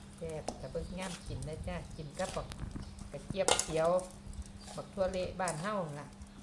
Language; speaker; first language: Thai; native; Thai